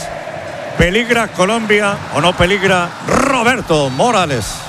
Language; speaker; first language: Spanish; native; Spanish